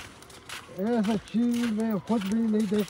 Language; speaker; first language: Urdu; non-native, local second language; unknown